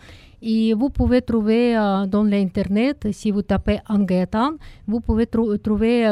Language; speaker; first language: French; non-native, learner; Russian